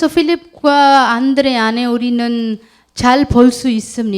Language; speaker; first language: Korean; non-native, learner; Urdu